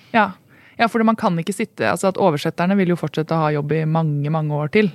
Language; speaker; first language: Norwegian; native; Norwegian